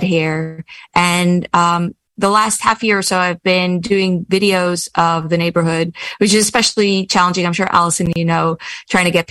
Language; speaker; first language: English; native; English